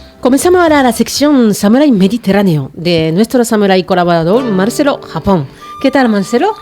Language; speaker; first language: Spanish; non-native, fluent; Japanese